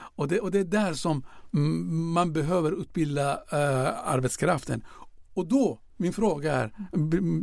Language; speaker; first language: Swedish; non-native, fluent; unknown